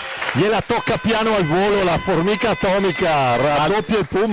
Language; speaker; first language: Italian; native; Italian